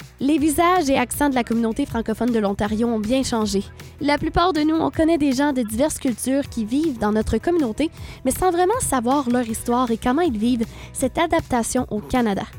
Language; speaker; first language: French; native; French